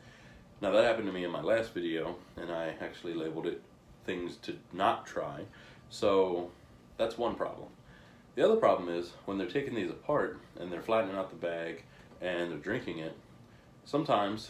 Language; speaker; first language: English; native; English